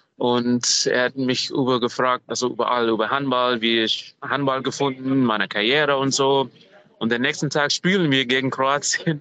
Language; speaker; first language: German; non-native, fluent; English